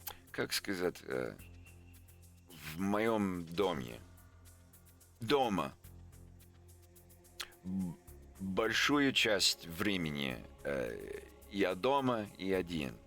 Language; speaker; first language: Russian; non-native, learner; English